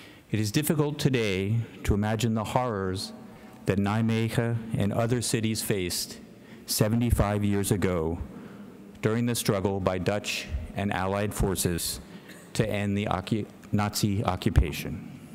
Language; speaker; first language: English; native; English